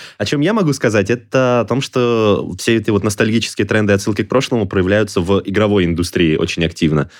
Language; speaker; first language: Russian; native; Russian